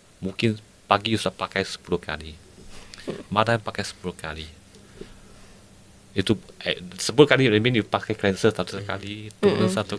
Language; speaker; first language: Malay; non-native, local second language; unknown